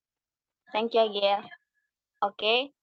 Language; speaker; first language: English; non-native, learner; Indonesian